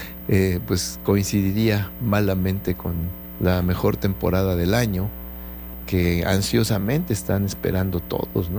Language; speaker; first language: Spanish; native; Spanish